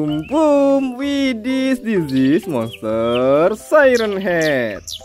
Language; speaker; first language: English; non-native, learner; Indonesian